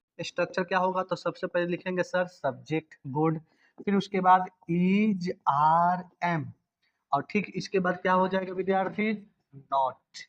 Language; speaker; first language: Hindi; native; Hindi